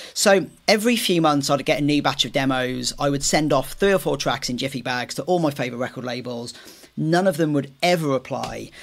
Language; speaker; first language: English; native; English